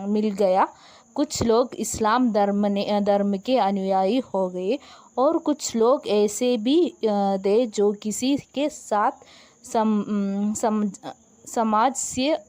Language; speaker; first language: Hindi; non-native, local second language; Malayalam